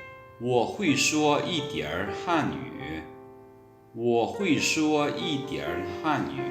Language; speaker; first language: Chinese; non-native, fluent; Lao